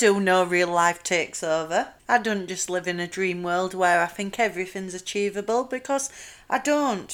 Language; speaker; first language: English; native; English